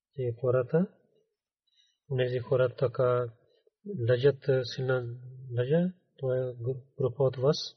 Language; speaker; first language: Bulgarian; non-native, learner; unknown